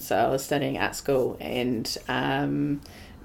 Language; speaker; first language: English; native; English